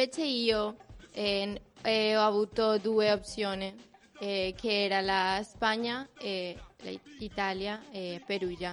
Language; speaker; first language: Italian; non-native, learner; Spanish